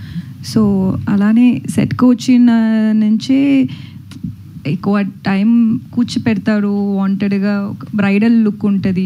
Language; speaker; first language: Telugu; non-native, learner; Tamil